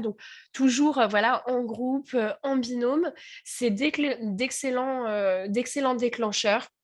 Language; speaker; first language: French; native; French